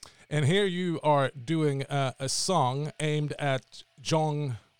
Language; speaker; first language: English; non-native, fluent; Swedish